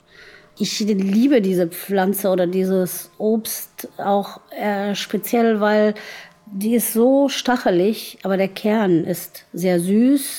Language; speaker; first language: German; non-native, fluent; Arabic